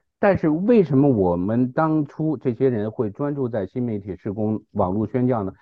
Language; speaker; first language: Chinese; native; Chinese